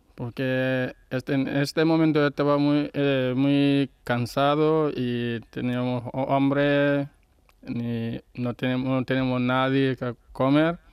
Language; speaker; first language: Spanish; non-native, learner; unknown